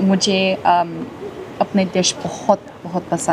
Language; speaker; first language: Hindi; non-native, learner; English